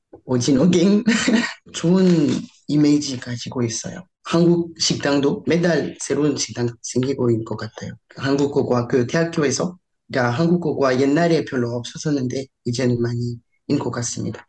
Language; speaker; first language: Korean; non-native, learner; French